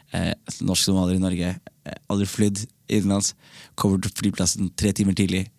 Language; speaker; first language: Norwegian; early bilingual, other home language; Somali